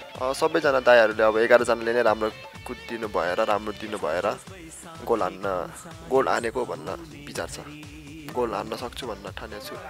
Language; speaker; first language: Nepali; early bilingual, heritage; Nepali